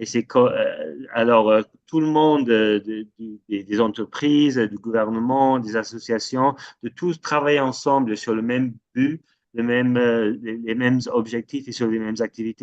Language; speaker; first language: French; non-native, fluent; English